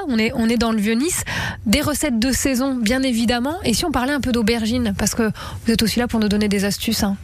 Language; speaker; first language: French; native; French